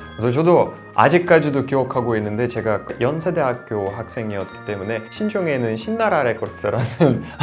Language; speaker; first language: Korean; non-native, fluent; Russian